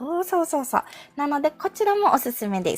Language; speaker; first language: Japanese; non-native, fluent; Filipino